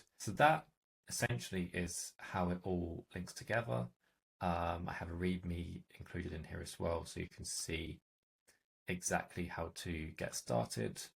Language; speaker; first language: English; native; English